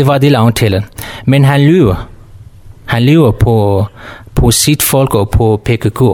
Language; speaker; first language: Danish; non-native, learner; Kurdish